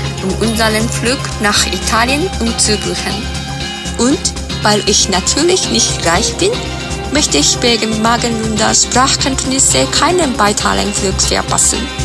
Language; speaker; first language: German; non-native, learner; Japanese